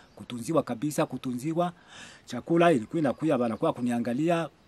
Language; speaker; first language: Swahili; non-native, local second language; Bembe